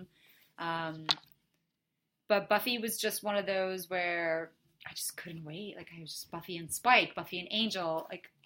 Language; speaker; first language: English; early bilingual, other home language; Portuguese